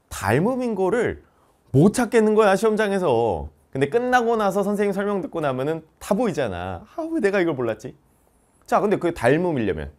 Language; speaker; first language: Korean; native; Korean